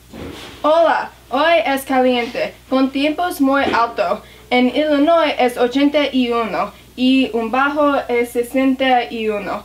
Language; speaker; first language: Spanish; non-native, learner; English